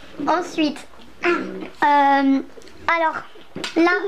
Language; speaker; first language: French; native; French